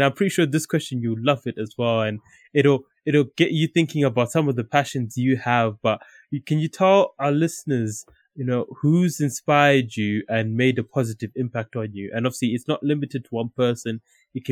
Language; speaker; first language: English; non-native, local second language; Shona